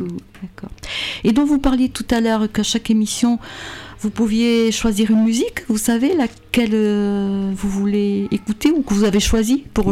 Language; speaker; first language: French; native; French